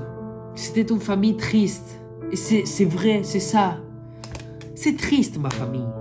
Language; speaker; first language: French; non-native, fluent; Spanish